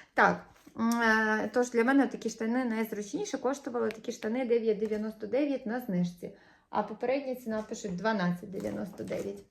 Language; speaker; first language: Ukrainian; native; Ukrainian